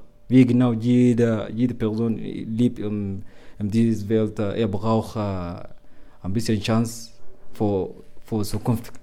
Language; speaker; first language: German; non-native, learner; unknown